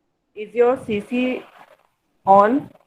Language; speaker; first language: English; non-native, learner; Hindi